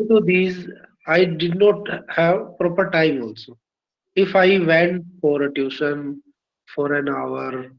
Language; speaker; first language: English; non-native, learner; Hindi